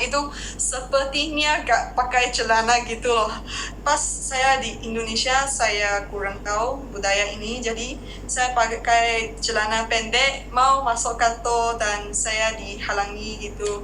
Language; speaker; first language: Indonesian; non-native, fluent; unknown